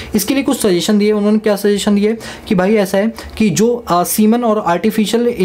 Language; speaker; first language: Hindi; native; Hindi